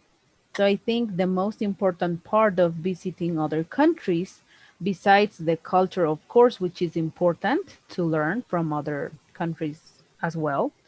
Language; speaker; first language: English; non-native, fluent; Spanish